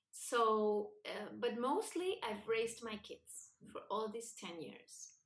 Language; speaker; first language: English; non-native, fluent; Spanish